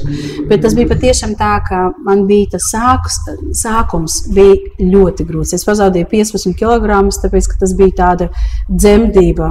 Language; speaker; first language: Latvian; early bilingual, heritage; Latvian